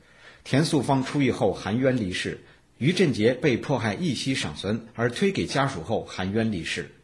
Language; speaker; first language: Chinese; native; Chinese